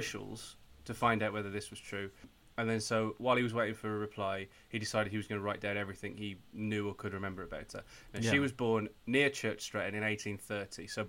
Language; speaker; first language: English; native; English